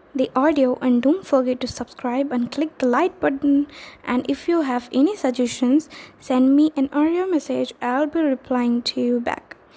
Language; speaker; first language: English; non-native, local second language; Telugu